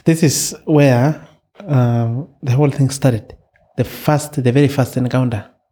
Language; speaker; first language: English; non-native, local second language; Masai